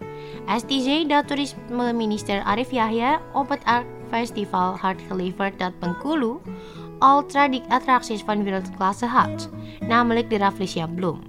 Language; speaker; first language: Dutch; non-native, fluent; Indonesian